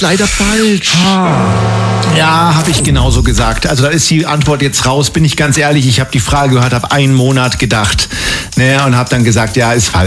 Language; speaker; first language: German; native; German